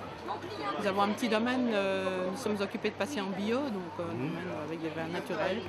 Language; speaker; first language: French; native; French